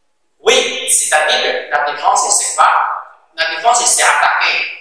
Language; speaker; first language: French; non-native, learner; Chinese